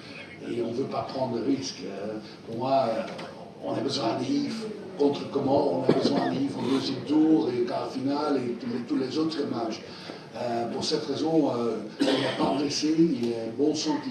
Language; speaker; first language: French; non-native, fluent; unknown